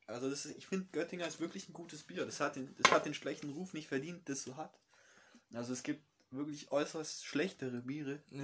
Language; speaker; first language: German; native; German